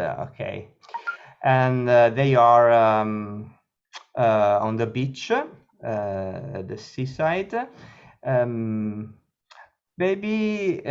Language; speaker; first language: English; non-native, learner; Italian